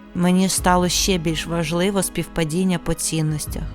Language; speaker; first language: Ukrainian; non-native, local second language; Russian